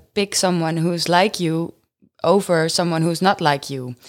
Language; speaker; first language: English; non-native, fluent; Dutch